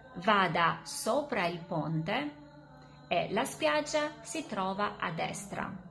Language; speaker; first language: Italian; non-native, fluent; Albanian